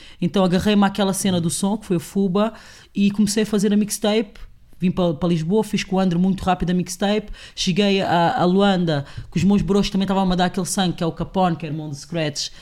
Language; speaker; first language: Portuguese; native; Portuguese